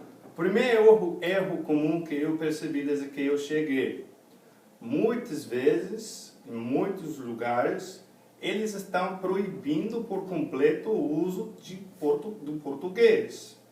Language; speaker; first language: Portuguese; non-native, fluent; English